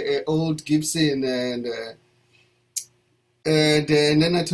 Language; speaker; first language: English; non-native, local second language; Zulu